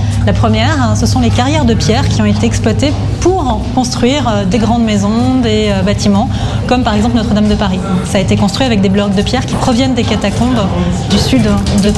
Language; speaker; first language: French; native; French